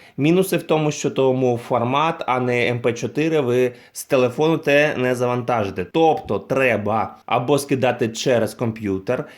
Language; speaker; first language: Ukrainian; non-native, local second language; Russian